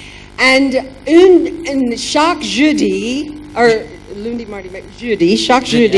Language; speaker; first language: French; non-native, learner; German